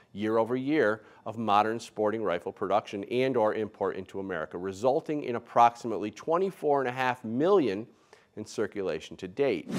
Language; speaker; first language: English; native; English